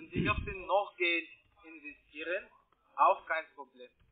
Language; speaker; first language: German; non-native, learner; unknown